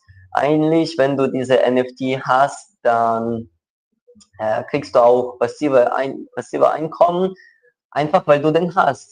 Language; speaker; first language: German; non-native, local second language; Ukrainian